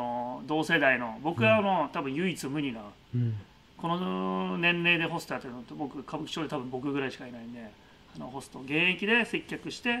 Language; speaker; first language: Japanese; native; Japanese